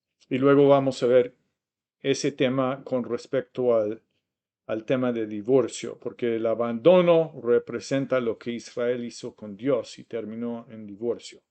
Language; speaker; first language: Spanish; non-native, fluent; English